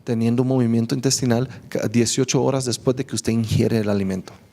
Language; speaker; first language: Spanish; native; Spanish